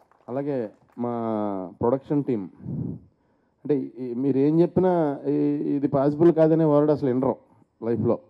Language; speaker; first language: Telugu; native; Telugu